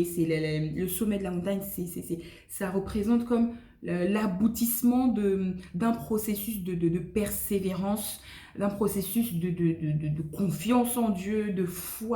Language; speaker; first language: French; native; French